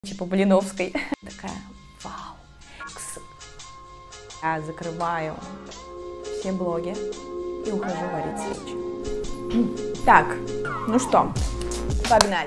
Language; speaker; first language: Russian; native; Russian